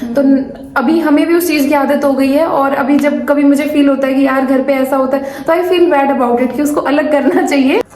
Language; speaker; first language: Hindi; native; Hindi